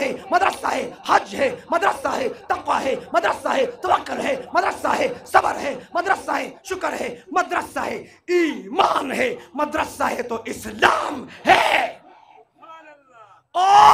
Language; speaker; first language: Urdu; non-native, local second language; Pashto